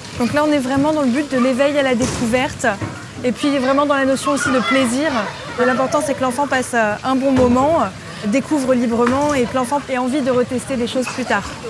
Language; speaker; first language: French; native; French